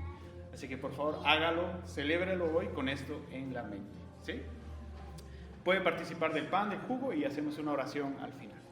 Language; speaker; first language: Spanish; native; Spanish